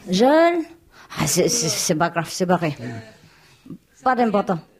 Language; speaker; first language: French; non-native, learner; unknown